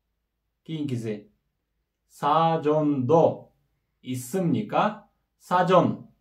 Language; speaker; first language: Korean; non-native, fluent; Kyrgyz